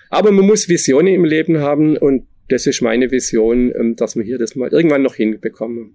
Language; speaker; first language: German; native; German